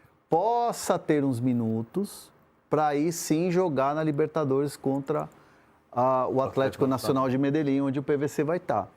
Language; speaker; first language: Portuguese; native; Portuguese